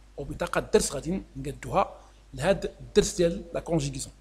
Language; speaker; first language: French; non-native, local second language; Arabic